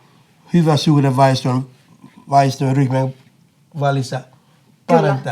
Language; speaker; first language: Finnish; non-native, fluent; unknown